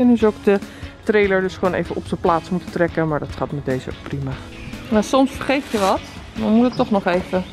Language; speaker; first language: Dutch; native; Dutch